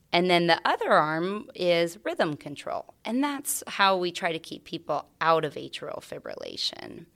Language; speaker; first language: English; native; English